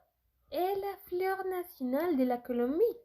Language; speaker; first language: French; non-native, learner; Spanish